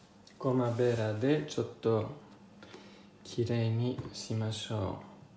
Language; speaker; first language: Japanese; non-native, learner; Italian